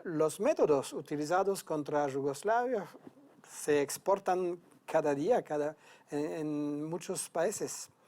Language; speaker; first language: Spanish; non-native, fluent; French